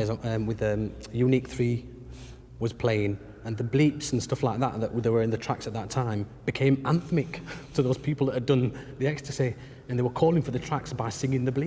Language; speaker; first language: English; native; English